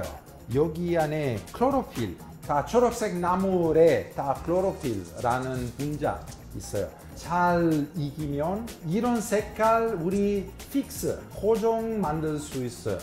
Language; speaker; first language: Korean; non-native, fluent; Italian